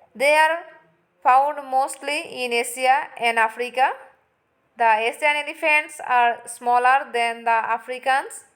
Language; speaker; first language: English; non-native, local second language; Assamese